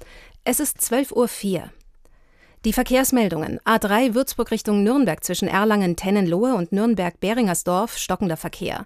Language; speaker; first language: German; native; German